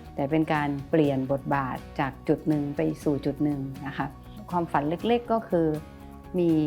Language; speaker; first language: Thai; native; Thai